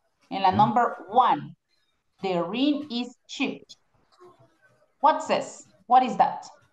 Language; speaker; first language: English; non-native, fluent; Spanish